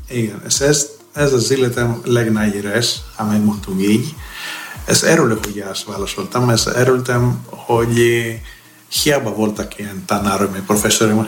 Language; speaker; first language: Hungarian; non-native, fluent; Greek